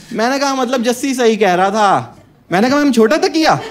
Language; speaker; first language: Hindi; native; Hindi